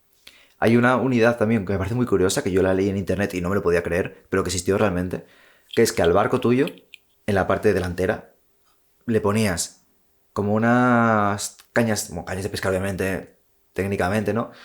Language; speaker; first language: Spanish; native; Spanish